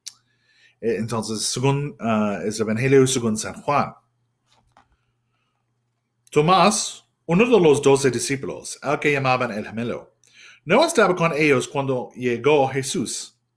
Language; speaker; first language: Spanish; non-native, fluent; English